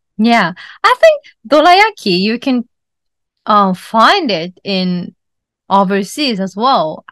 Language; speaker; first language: English; non-native, fluent; Japanese